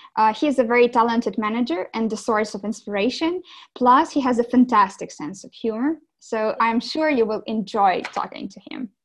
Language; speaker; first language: English; non-native, fluent; Ukrainian